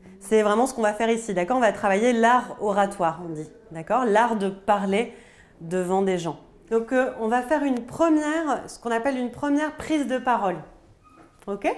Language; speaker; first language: French; native; French